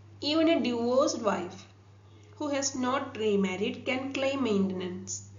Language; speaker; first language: English; non-native, local second language; Malayalam